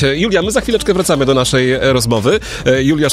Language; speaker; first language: Polish; native; Polish